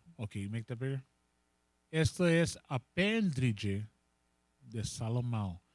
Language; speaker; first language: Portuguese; non-native, learner; Spanish